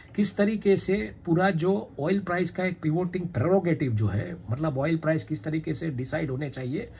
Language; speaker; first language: Hindi; non-native, local second language; Gujarati